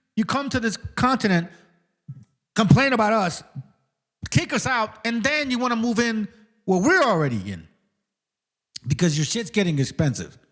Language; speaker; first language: English; early bilingual, other home language; Spanish